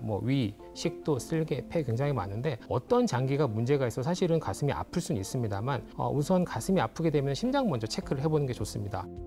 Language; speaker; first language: Korean; native; Korean